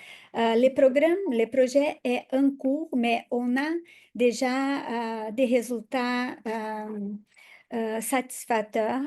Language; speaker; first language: French; non-native, fluent; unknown